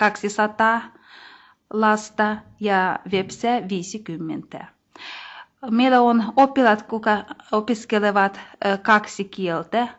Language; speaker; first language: Finnish; non-native, fluent; Russian